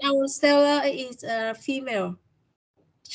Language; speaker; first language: English; non-native, learner; Vietnamese